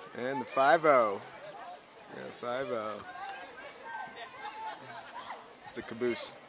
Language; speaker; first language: English; native; English